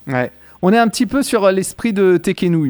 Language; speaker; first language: French; native; French